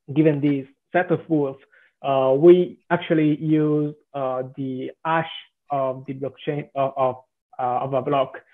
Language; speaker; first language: English; non-native, fluent; Italian